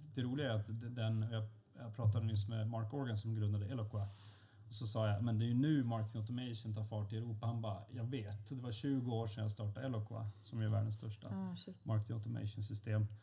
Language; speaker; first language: Swedish; native; Swedish